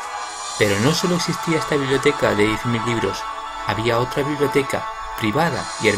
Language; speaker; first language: Spanish; native; Spanish